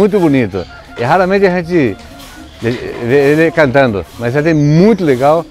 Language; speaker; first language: Portuguese; native; Portuguese